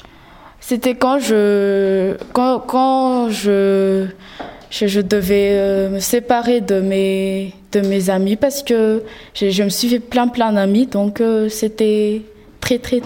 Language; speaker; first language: French; non-native, local second language; Malagasy